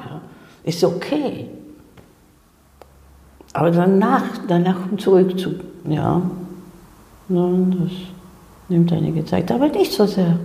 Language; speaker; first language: German; non-native, fluent; Spanish